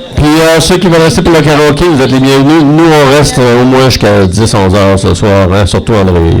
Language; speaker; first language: French; native; French